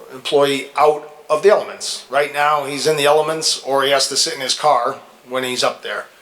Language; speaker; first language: English; native; English